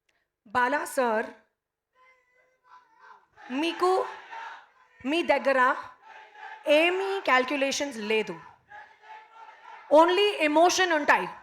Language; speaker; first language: Telugu; non-native, learner; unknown